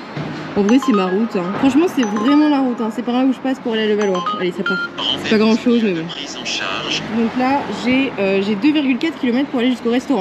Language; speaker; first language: French; native; French